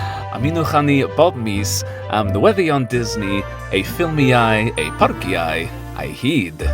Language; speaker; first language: Welsh; non-native, learner; English